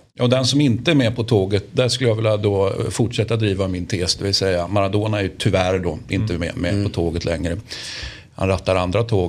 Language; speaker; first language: Swedish; native; Swedish